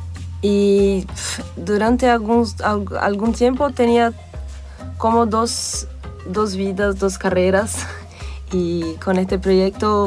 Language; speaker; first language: Spanish; non-native, fluent; Portuguese